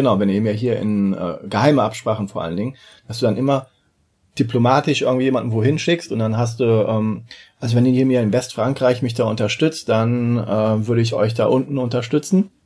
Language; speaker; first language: German; native; German